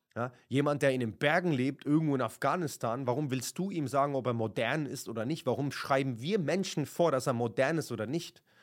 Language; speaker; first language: German; early bilingual, other home language; Kurdish